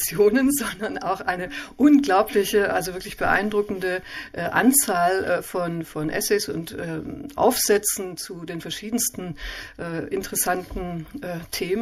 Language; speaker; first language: German; native; German